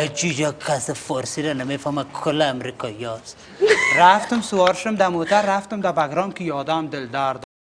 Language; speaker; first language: Persian; native; Persian